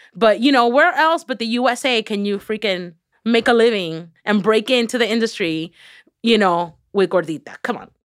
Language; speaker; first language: English; early bilingual, other home language; Spanish